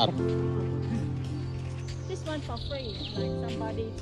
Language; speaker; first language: English; non-native, learner; Khmer